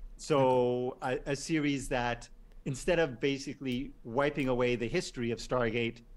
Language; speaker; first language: English; native; English